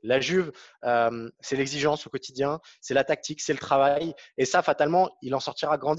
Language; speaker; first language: French; native; French